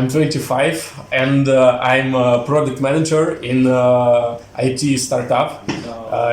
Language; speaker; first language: English; non-native, fluent; Russian